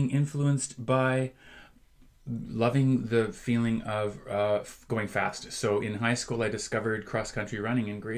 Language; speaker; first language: English; native; English